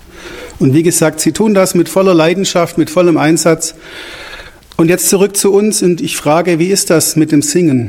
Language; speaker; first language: German; native; German